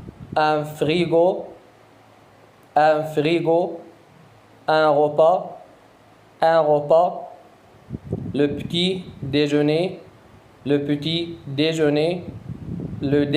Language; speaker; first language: French; non-native, fluent; Arabic